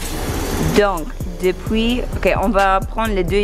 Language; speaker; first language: French; non-native, learner; English